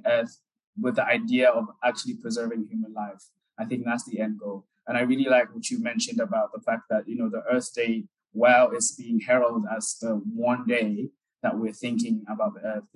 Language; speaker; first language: English; non-native, local second language; Akan